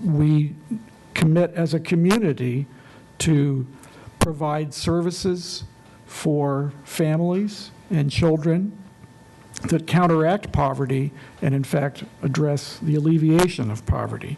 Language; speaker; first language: English; native; English